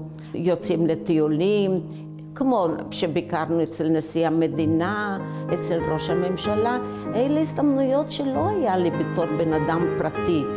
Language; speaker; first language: Hebrew; early bilingual, other home language; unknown